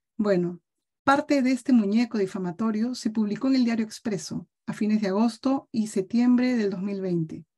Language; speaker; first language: Spanish; native; Spanish